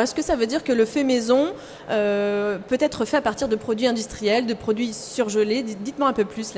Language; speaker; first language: French; native; French